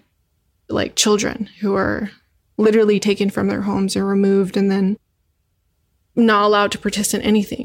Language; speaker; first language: English; native; English